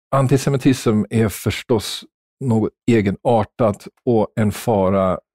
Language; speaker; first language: Swedish; non-native, fluent; English